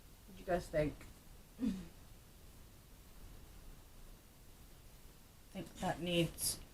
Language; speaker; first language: English; native; English